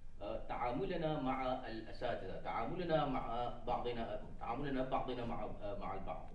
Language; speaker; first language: Arabic; non-native, fluent; Malay